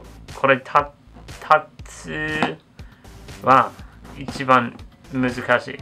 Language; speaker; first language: Japanese; non-native, learner; English